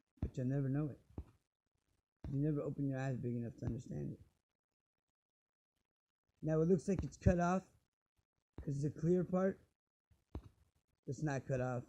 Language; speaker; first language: English; native; English